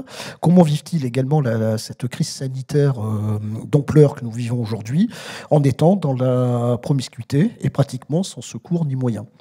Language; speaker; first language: French; native; French